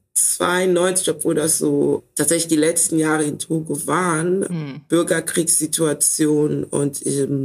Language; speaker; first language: German; early bilingual, other home language; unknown